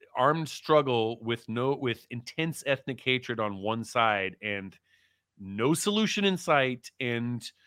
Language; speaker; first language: English; early bilingual, other home language; Turkish